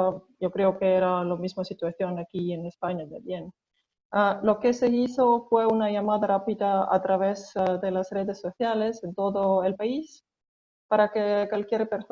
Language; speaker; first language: Spanish; non-native, fluent; Estonian